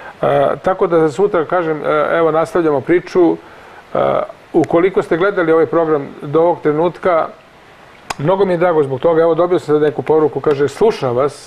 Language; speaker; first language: Croatian; native; Croatian